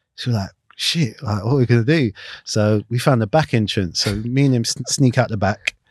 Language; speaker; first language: English; native; English